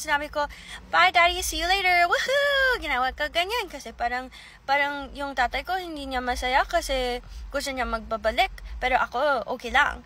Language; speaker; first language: Filipino; early bilingual, heritage; English